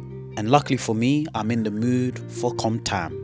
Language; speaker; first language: English; native; English